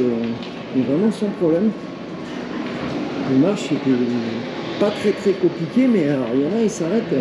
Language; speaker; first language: French; native; French